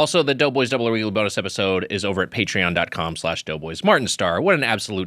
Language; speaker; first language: English; native; English